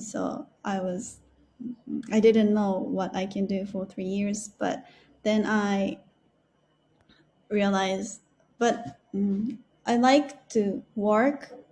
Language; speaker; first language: English; non-native, learner; Japanese